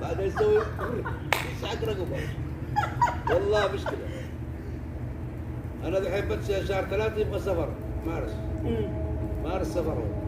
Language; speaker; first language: Arabic; non-native, learner; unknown